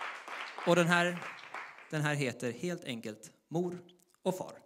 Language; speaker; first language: Swedish; native; Swedish